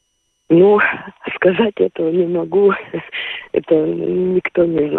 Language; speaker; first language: Russian; non-native, local second language; Latvian